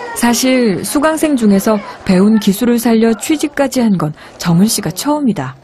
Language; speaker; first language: Korean; native; Korean